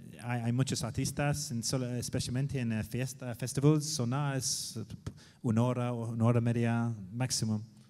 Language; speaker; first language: Spanish; non-native, learner; English